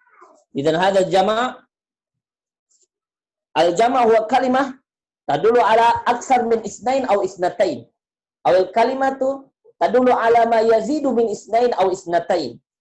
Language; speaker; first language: Arabic; non-native, fluent; Indonesian